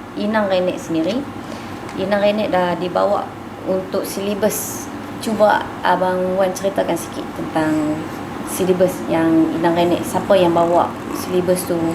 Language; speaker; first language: Malay; native; Malay